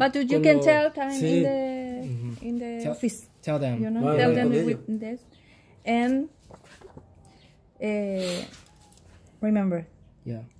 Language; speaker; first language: English; non-native, learner; Spanish